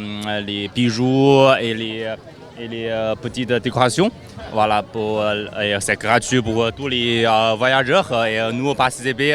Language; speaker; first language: French; non-native, learner; Chinese